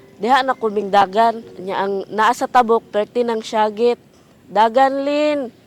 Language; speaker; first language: Cebuano; native; Cebuano